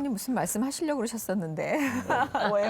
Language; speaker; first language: Korean; native; Korean